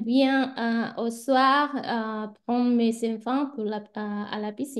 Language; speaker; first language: French; non-native, learner; Spanish